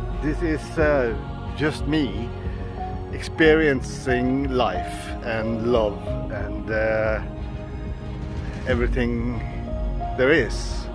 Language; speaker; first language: English; non-native, fluent; Norwegian